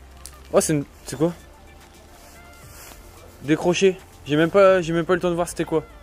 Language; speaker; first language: French; native; French